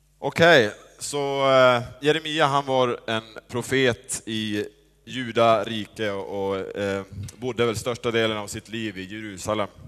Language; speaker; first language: Swedish; native; Swedish